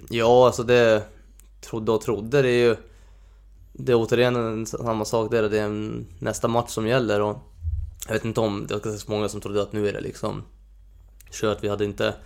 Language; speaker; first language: Swedish; non-native, fluent; Hungarian